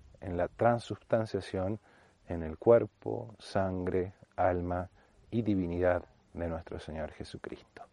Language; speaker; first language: Spanish; native; Spanish